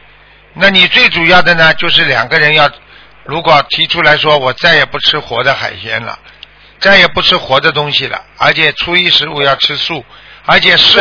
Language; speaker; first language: Chinese; native; Chinese